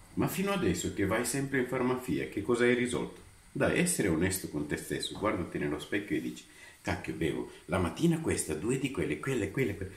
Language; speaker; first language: Italian; non-native, fluent; Romanian